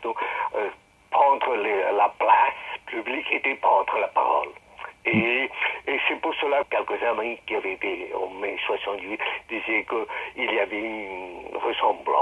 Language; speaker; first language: French; non-native, fluent; Spanish